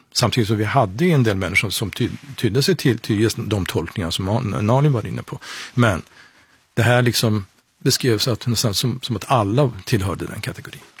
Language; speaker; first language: Swedish; non-native, fluent; Persian